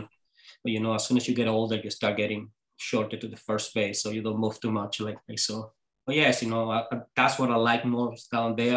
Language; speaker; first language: English; non-native, fluent; Spanish